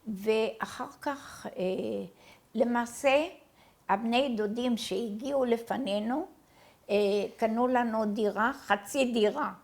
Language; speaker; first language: Hebrew; early bilingual, other home language; Arabic